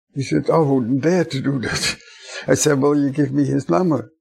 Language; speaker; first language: English; non-native, fluent; Dutch